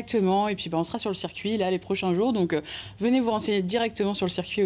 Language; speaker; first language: French; native; French